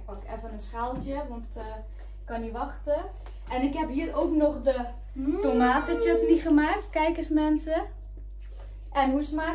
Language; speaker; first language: Dutch; native; Dutch